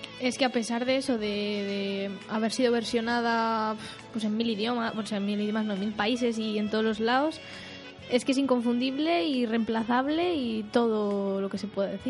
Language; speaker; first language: Spanish; native; Spanish